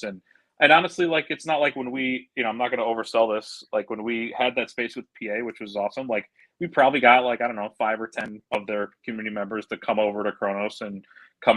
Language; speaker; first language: English; native; English